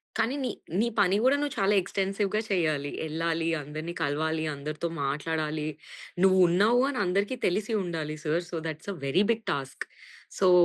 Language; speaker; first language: Telugu; native; Telugu